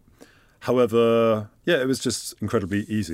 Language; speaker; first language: English; native; English